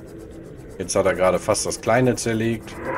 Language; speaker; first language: German; native; German